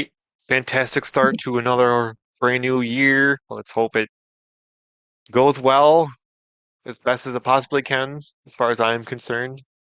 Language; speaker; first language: English; native; English